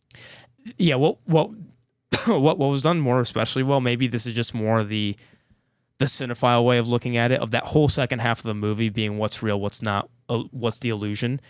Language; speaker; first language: English; native; English